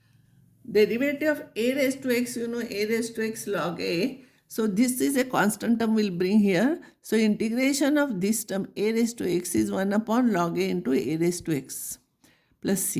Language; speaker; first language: English; non-native, local second language; Marathi